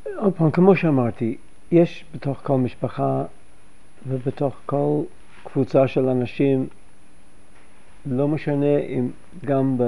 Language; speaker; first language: Hebrew; non-native, fluent; English